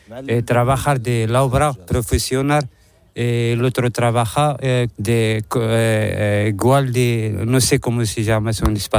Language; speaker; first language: Spanish; non-native, learner; Arabic